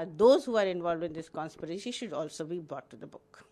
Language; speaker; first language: English; non-native, local second language; Hindi